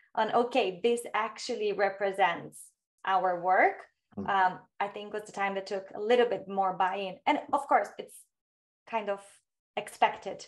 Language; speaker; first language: English; non-native, fluent; Portuguese